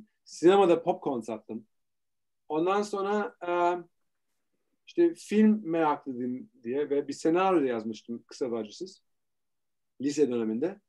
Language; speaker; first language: Turkish; early bilingual, heritage; Turkish